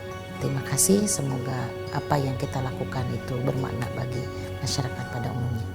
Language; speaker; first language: Indonesian; native; Indonesian